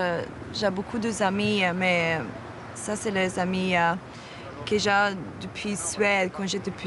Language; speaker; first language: French; non-native, fluent; Swedish